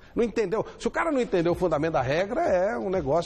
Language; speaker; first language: Portuguese; native; Portuguese